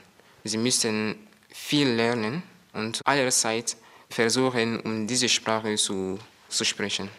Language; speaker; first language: German; non-native, learner; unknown